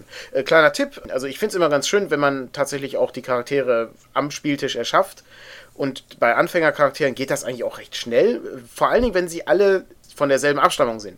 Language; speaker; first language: German; native; German